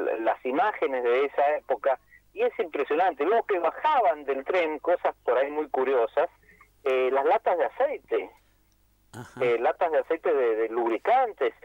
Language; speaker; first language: Spanish; native; Spanish